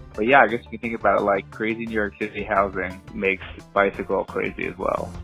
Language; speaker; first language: English; native; English